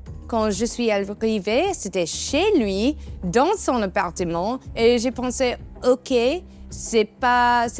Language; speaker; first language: French; non-native, learner; English